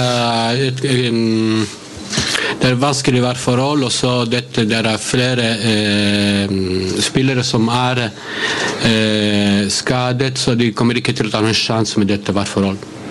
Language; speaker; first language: Norwegian; non-native, learner; Italian